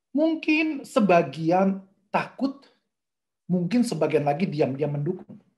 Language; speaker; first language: Indonesian; native; Indonesian